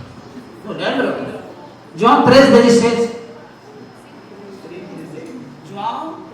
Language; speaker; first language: Portuguese; non-native, learner; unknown